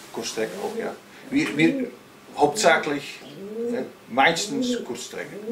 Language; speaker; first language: German; non-native, learner; Dutch